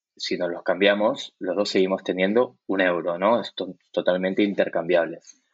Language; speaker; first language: Spanish; native; Spanish